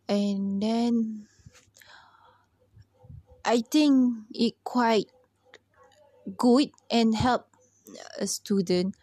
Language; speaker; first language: English; non-native, learner; Malay